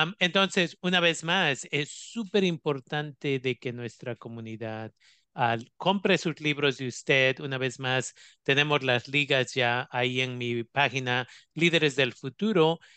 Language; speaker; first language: Spanish; native; Spanish